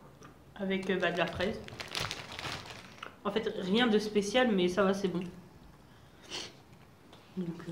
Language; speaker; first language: French; native; French